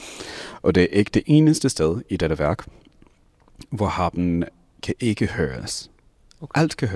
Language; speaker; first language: Danish; non-native, fluent; English